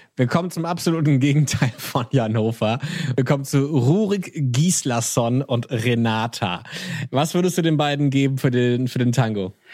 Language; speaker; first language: German; native; German